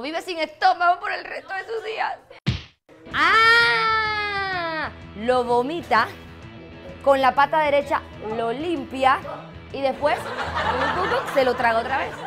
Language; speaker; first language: Spanish; native; Spanish